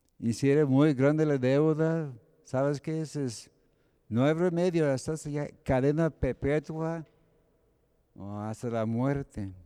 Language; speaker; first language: Spanish; non-native, fluent; English